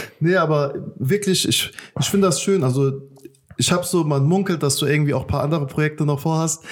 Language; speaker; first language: German; early bilingual, other home language; Persian